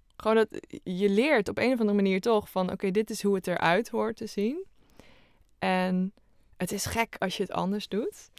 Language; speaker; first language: Dutch; native; Dutch